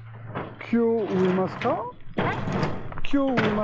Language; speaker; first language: Japanese; non-native, learner; French